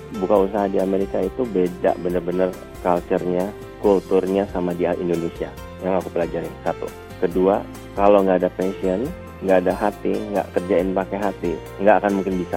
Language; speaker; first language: Indonesian; native; Indonesian